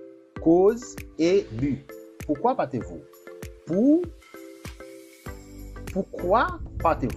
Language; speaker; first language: French; non-native, fluent; Portuguese